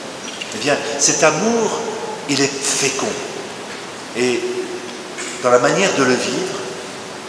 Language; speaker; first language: French; native; French